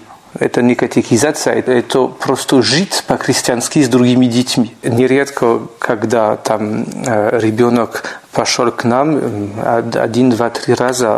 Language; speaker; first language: Russian; non-native, fluent; French